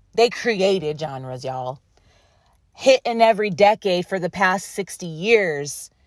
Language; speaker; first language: English; native; English